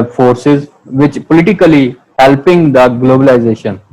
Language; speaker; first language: English; non-native, local second language; Urdu